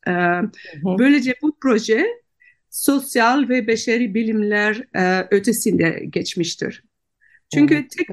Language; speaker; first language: Turkish; non-native, fluent; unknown